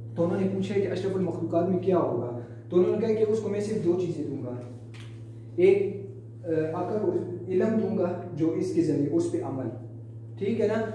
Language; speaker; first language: Urdu; non-native, local second language; Pashto